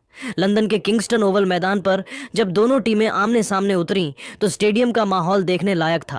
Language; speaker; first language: Hindi; native; Hindi